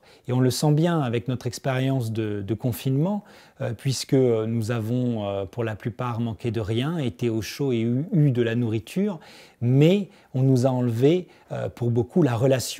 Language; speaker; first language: French; native; French